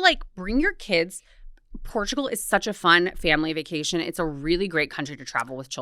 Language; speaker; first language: English; native; English